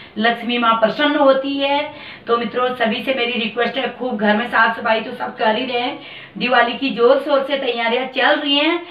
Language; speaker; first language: Hindi; native; Hindi